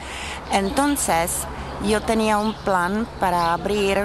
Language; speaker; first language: Spanish; non-native, fluent; Czech